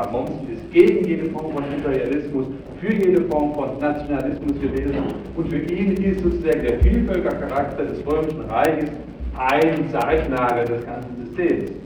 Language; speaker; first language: German; native; German